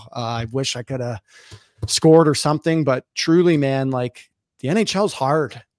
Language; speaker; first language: English; native; English